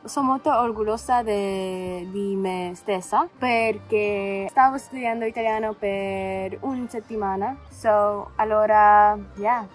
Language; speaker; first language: Italian; non-native, learner; English